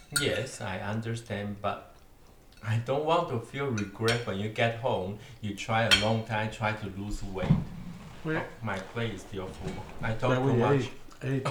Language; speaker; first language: English; non-native, learner; Chinese